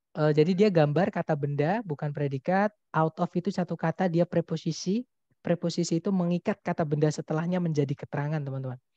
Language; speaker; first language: Indonesian; non-native, local second language; Javanese